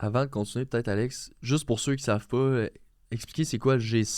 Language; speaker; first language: French; native; French